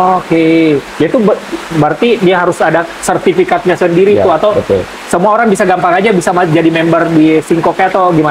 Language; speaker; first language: Indonesian; native; Indonesian